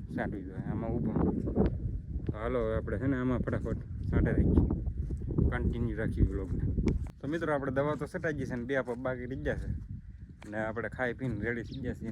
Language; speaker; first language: Gujarati; native; Gujarati